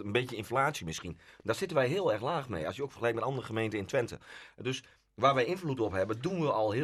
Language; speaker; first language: Dutch; native; Dutch